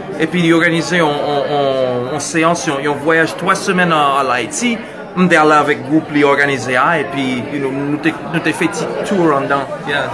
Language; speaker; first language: Haitian Creole; non-native, fluent; English